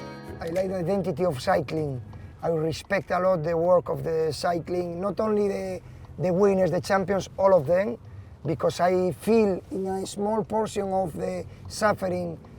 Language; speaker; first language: English; non-native, fluent; Spanish